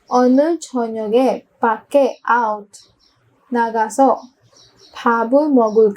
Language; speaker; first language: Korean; non-native, fluent; Filipino